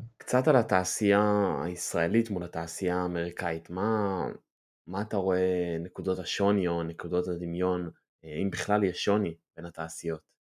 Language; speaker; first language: Hebrew; native; Hebrew